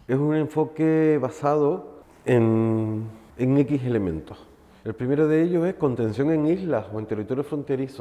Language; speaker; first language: Spanish; native; Spanish